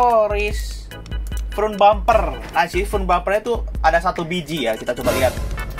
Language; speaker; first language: Indonesian; native; Indonesian